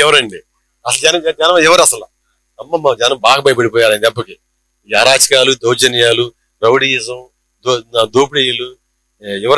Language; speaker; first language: Telugu; native; Telugu